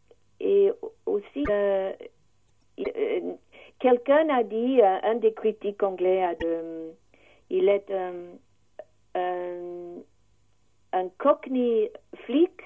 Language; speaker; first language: French; non-native, learner; English